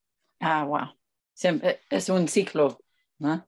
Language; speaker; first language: Spanish; non-native, fluent; English